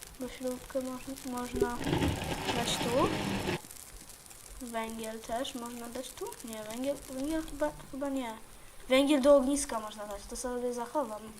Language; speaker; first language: Polish; native; Polish